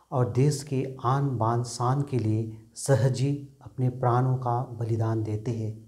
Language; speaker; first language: Hindi; non-native, local second language; Nepali